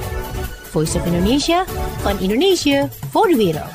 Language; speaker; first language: Dutch; non-native, fluent; Indonesian